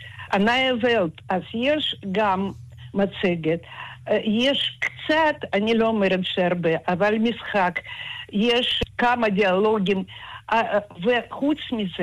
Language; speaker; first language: Hebrew; non-native, fluent; Russian